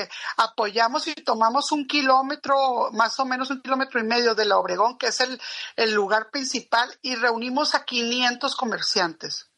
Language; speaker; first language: Spanish; native; Spanish